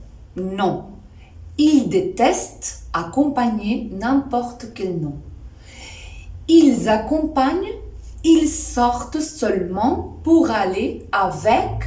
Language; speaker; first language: French; non-native, fluent; Spanish